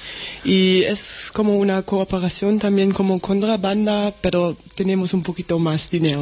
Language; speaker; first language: Spanish; non-native, learner; German